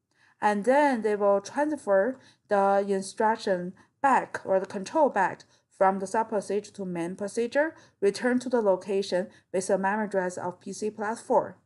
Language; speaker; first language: English; non-native, fluent; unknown